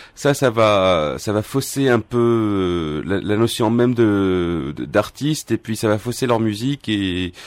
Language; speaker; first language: French; non-native, local second language; Arabic